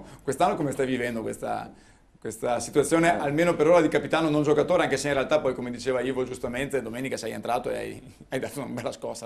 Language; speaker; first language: Italian; native; Italian